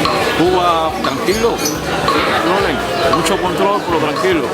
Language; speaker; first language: Spanish; native; Spanish